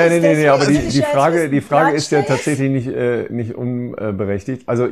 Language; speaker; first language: German; native; German